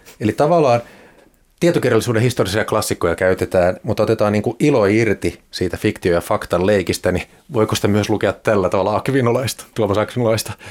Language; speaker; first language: Finnish; native; Finnish